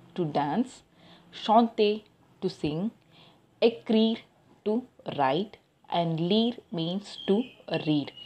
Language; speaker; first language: English; non-native, local second language; Tamil